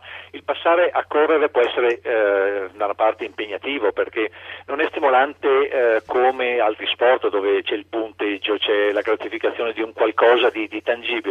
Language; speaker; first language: Italian; native; Italian